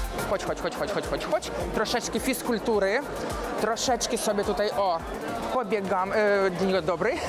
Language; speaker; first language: Polish; non-native, fluent; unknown